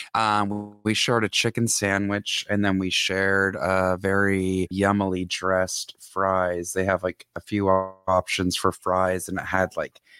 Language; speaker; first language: English; native; English